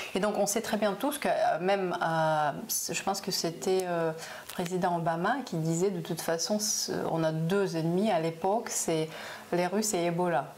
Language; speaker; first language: French; non-native, fluent; Russian